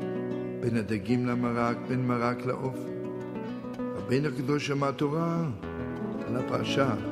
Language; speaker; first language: Hebrew; non-native, fluent; Yiddish